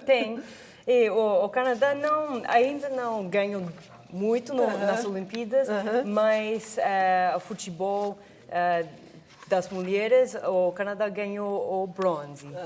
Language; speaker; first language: Portuguese; non-native, fluent; English